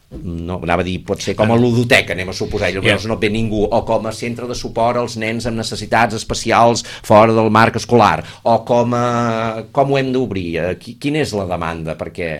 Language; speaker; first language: Catalan; native; Catalan